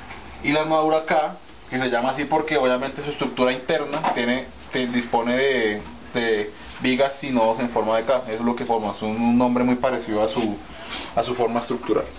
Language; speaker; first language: Spanish; native; Spanish